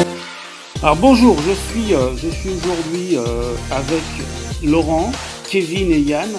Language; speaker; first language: French; native; French